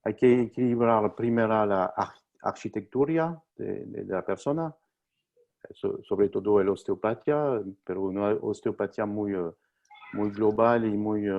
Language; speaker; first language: Spanish; non-native, learner; French